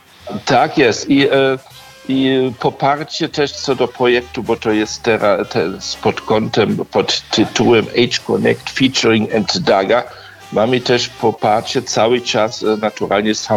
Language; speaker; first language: Polish; early bilingual, heritage; Polish